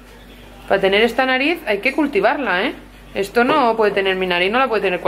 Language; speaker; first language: Spanish; native; Spanish